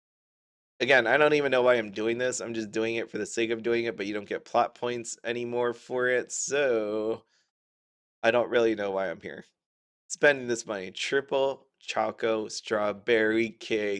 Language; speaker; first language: English; native; English